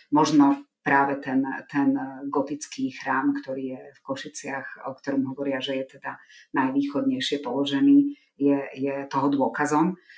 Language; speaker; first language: Slovak; non-native, local second language; Hungarian